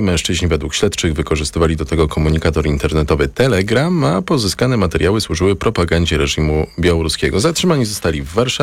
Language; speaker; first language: Polish; native; Polish